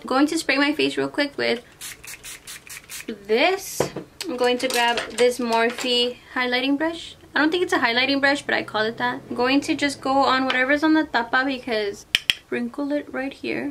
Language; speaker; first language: English; early bilingual, other home language; Spanish